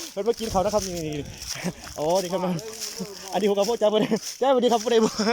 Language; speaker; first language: Thai; native; Thai